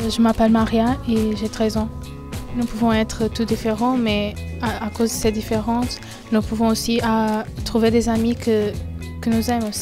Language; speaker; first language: French; non-native, fluent; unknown